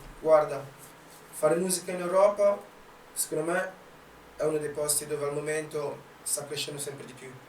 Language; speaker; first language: Italian; early bilingual, other home language; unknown